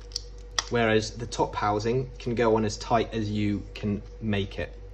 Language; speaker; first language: English; native; English